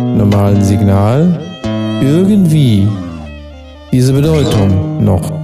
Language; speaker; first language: German; native; German